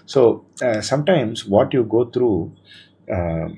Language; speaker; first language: English; non-native, local second language; Tamil